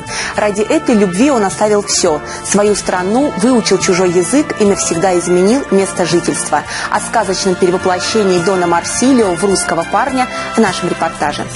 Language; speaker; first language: Russian; native; Russian